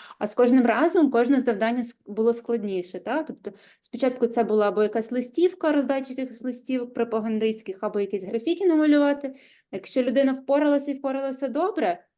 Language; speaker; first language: Ukrainian; native; Ukrainian